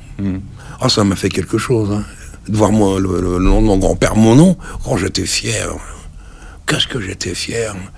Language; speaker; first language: French; early bilingual, other home language; Arabic